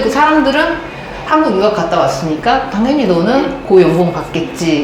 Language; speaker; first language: Korean; native; Korean